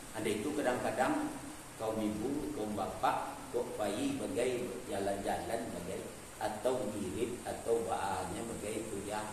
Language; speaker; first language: Malay; non-native, local second language; Minangkabau